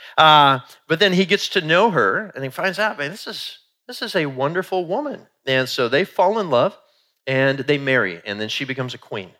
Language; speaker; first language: English; native; English